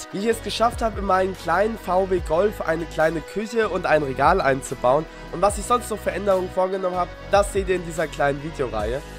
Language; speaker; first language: German; native; German